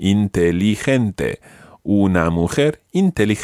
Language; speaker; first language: Spanish; non-native, fluent; English